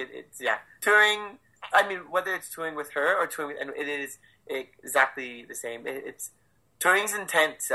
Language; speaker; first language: English; native; English